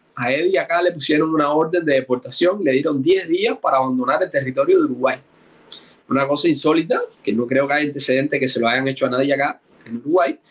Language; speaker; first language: Spanish; native; Spanish